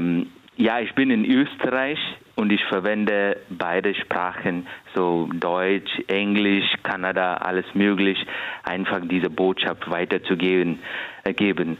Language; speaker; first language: German; non-native, fluent; Kannada